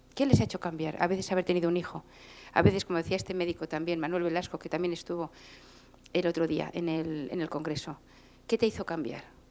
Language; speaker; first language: Spanish; native; Spanish